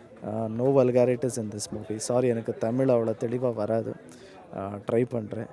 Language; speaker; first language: Tamil; non-native, learner; Kannada